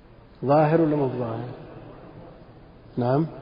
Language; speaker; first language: Arabic; native; Arabic